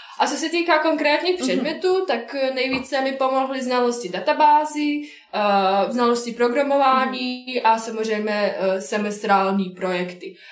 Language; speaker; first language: Czech; non-native, fluent; Bosnian